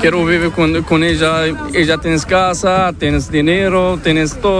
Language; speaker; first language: Spanish; non-native, learner; Arabic